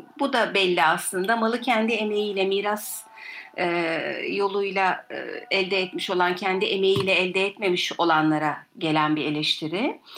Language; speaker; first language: Turkish; native; Turkish